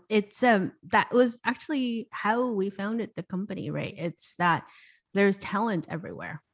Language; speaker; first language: English; non-native, local second language; Cantonese